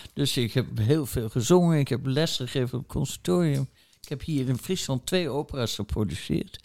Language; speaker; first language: Dutch; native; Dutch